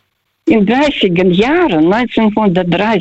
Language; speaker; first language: German; early bilingual, heritage; Russian